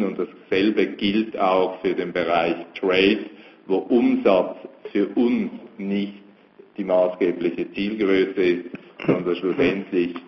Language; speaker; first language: German; native; German